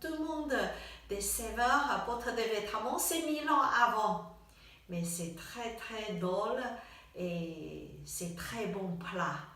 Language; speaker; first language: French; non-native, learner; Chinese